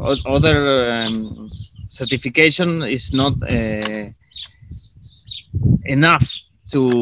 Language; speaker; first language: English; non-native, fluent; Spanish